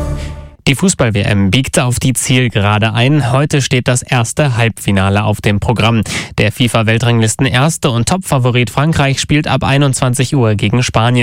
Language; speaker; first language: German; native; German